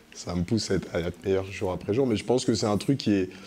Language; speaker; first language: French; early bilingual, other home language; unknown